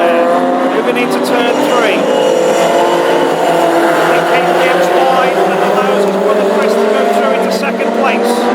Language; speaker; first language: English; native; English